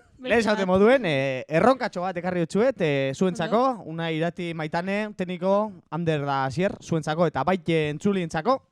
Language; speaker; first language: Basque; native; Basque